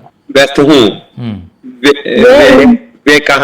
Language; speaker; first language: Hindi; non-native, learner; Telugu